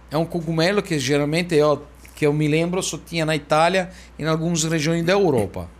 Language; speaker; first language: Portuguese; non-native, fluent; Italian